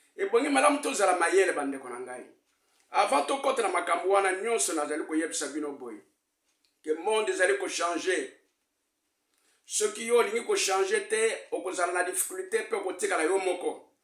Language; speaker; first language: Lingala; non-native, local second language; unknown